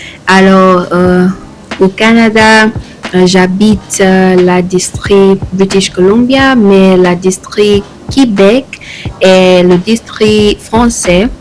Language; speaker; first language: French; non-native, learner; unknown